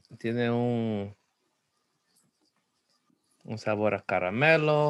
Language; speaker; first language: Spanish; early bilingual, heritage; Spanish